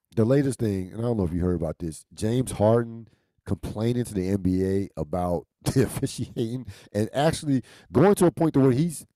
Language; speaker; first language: English; native; English